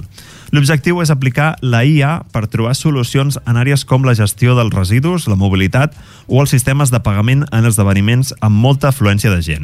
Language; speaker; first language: Catalan; native; Catalan